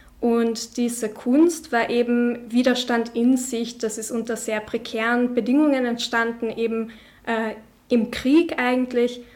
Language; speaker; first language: German; non-native, local second language; Slovenian